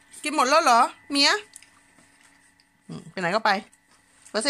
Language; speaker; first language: Swedish; non-native, learner; Thai